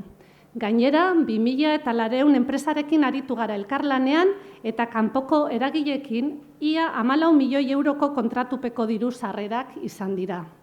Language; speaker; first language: Basque; native; Basque